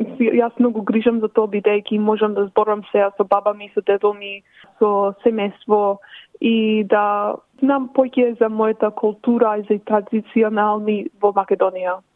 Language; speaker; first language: Macedonian; early bilingual, heritage; Macedonian